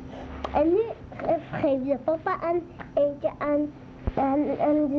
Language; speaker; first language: Dutch; early bilingual, other home language; Arabic